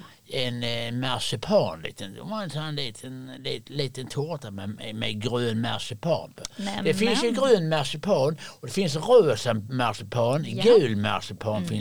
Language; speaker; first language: Swedish; native; Swedish